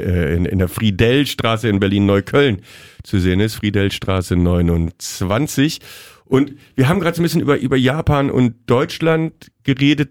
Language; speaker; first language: German; native; German